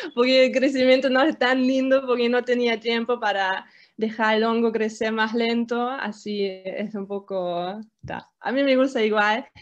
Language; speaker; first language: Spanish; non-native, fluent; German